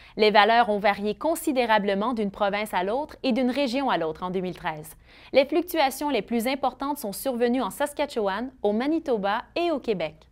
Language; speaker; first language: French; native; French